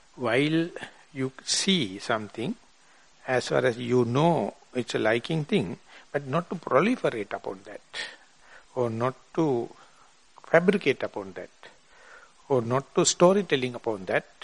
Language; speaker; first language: English; non-native, local second language; Sinhala